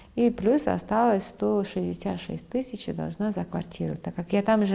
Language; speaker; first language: Russian; non-native, local second language; Kazakh